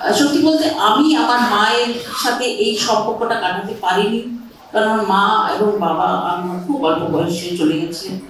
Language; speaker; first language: Bangla; early bilingual, heritage; Bangla